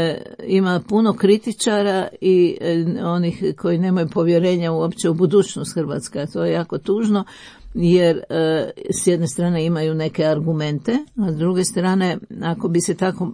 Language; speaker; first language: Croatian; native; Croatian